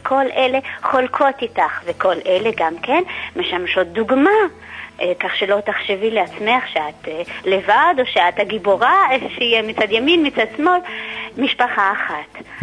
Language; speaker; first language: Hebrew; native; Hebrew